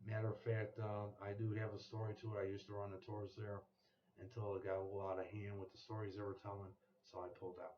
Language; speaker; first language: English; native; English